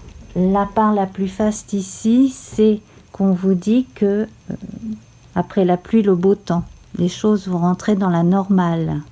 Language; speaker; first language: French; native; French